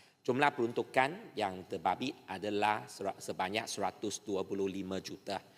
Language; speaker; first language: Malay; native; Malay